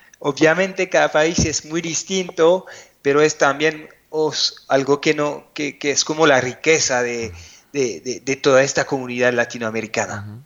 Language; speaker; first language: Spanish; non-native, fluent; French